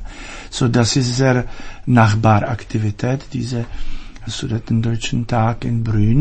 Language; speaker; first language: German; non-native, fluent; Czech